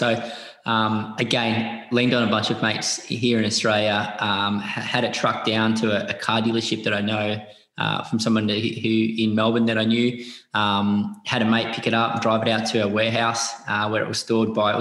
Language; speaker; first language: English; native; English